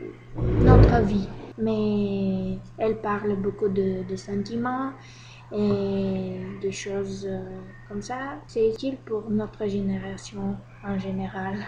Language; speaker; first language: French; non-native, learner; Bulgarian